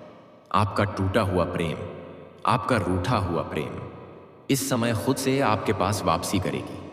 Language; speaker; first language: Hindi; native; Hindi